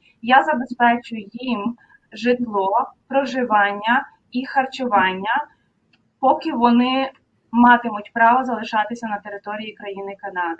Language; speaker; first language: Ukrainian; native; Ukrainian